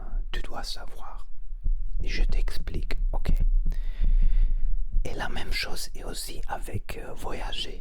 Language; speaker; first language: French; non-native, learner; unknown